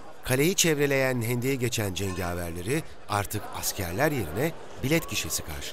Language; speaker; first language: Turkish; native; Turkish